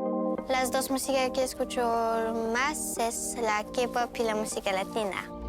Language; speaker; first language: Spanish; non-native, learner; French